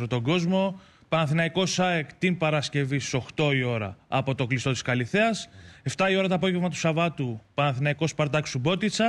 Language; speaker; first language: Greek; native; Greek